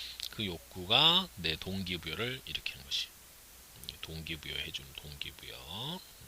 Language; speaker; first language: Korean; native; Korean